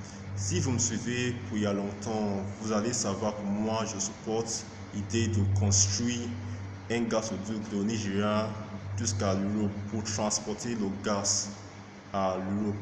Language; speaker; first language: French; non-native, fluent; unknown